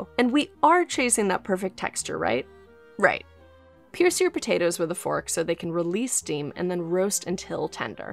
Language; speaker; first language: English; native; English